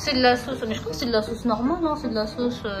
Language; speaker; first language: French; native; French